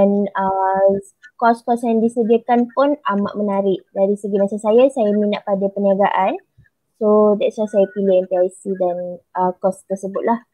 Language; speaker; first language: Malay; native; Malay